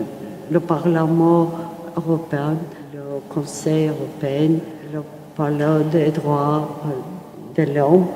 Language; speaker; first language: French; non-native, learner; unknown